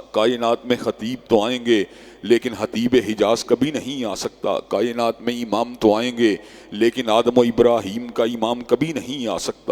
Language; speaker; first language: Urdu; native; Urdu